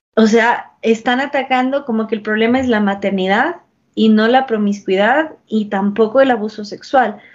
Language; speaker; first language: Spanish; early bilingual, heritage; English